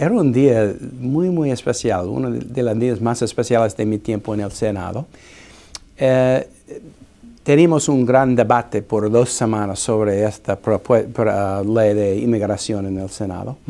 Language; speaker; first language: Spanish; non-native, fluent; English